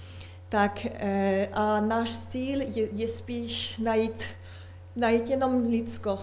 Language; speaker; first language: Czech; non-native, learner; French